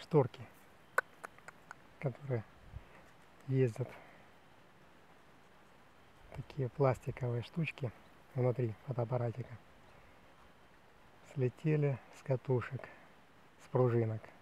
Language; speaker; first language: Russian; native; Russian